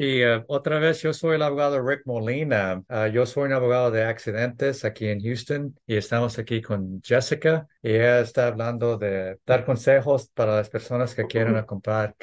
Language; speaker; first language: Spanish; early bilingual, heritage; English